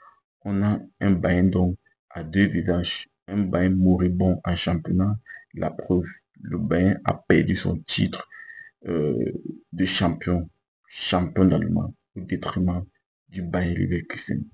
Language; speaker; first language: French; native; French